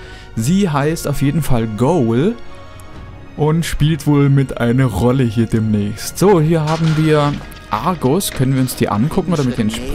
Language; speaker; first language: German; native; German